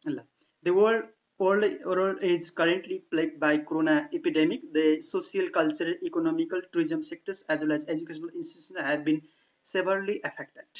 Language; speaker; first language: English; non-native, local second language; Nepali